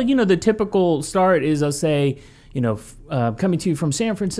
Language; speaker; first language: English; early bilingual, other home language; Spanish